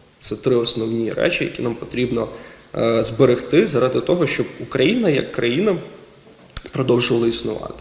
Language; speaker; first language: Ukrainian; non-native, local second language; Russian